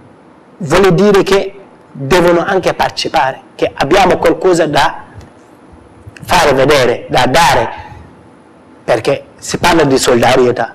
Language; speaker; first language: Italian; non-native, fluent; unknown